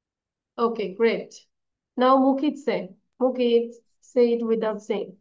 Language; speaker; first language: English; non-native, learner; Bangla